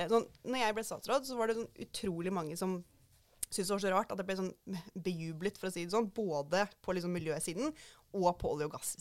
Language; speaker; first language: Norwegian; native; Norwegian